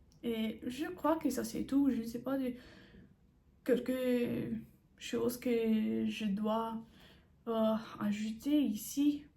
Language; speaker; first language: French; non-native, learner; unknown